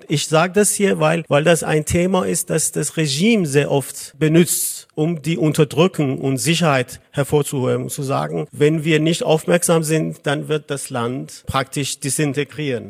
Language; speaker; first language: German; non-native, fluent; Azerbaijani